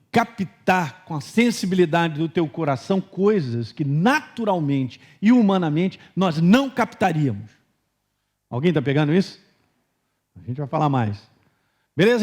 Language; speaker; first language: Portuguese; native; Portuguese